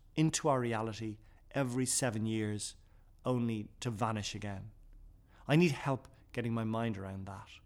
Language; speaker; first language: English; non-native, local second language; Irish